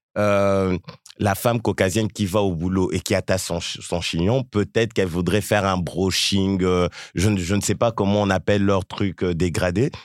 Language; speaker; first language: French; early bilingual, other home language; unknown